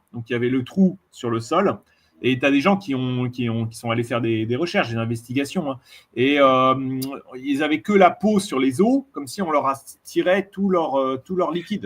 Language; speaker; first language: French; native; French